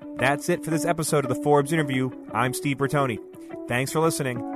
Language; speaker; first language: English; native; English